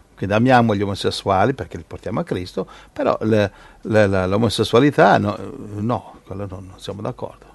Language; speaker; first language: Italian; native; Italian